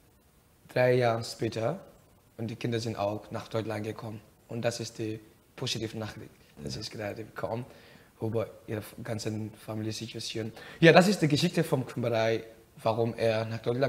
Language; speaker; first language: German; non-native, fluent; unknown